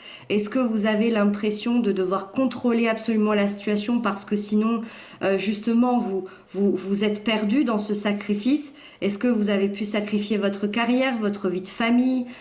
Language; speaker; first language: French; native; French